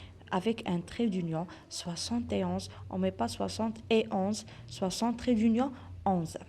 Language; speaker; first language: French; non-native, local second language; Arabic